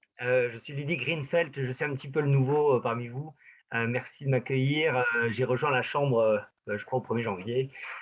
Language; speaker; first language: French; native; French